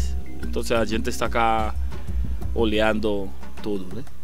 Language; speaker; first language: Portuguese; non-native, fluent; Spanish